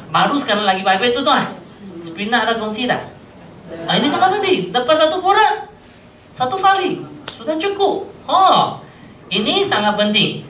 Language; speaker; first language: Malay; non-native, local second language; Chinese